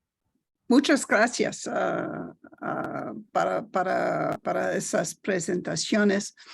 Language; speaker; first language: Spanish; non-native, learner; English